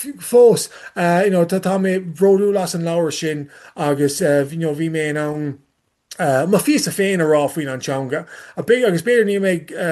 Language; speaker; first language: Irish; non-native, learner; English